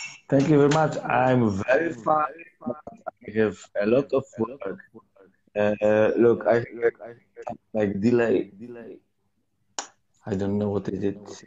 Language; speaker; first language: English; non-native, learner; Polish